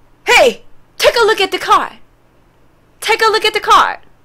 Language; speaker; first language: English; non-native, fluent; Korean